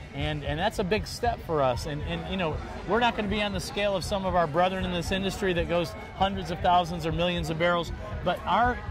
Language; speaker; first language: English; native; English